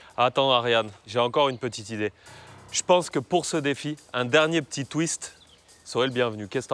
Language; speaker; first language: French; native; French